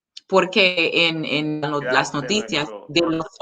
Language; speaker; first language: Spanish; non-native, learner; English